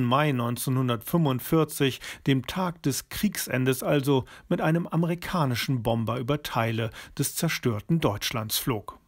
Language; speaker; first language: German; native; German